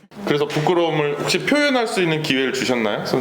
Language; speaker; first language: Korean; native; Korean